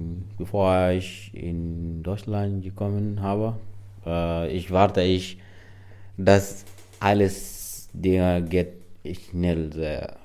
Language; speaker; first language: German; non-native, learner; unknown